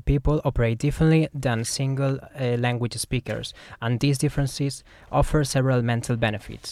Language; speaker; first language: English; non-native, fluent; Spanish